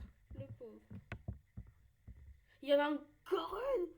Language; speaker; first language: French; native; French